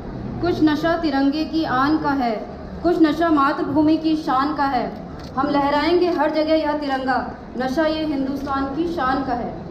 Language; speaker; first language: Hindi; native; Hindi